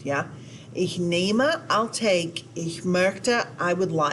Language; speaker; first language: German; non-native, fluent; English